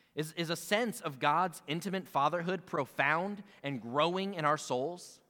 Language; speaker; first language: English; native; English